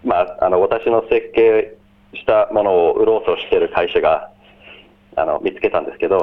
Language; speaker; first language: Japanese; non-native, fluent; English